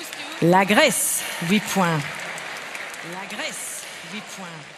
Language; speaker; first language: French; non-native, fluent; Swedish